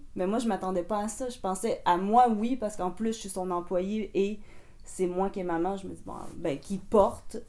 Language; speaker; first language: French; native; French